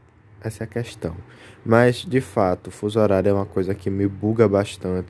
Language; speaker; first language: Portuguese; native; Portuguese